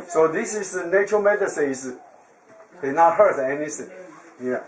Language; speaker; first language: English; non-native, learner; Chinese